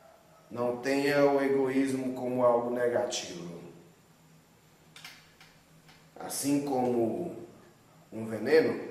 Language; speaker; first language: Portuguese; native; Portuguese